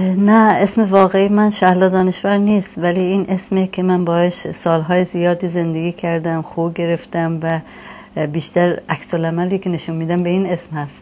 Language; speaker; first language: Persian; native; Persian